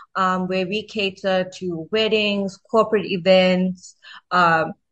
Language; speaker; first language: English; native; English